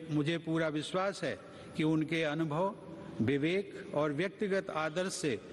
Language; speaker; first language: Hindi; native; Hindi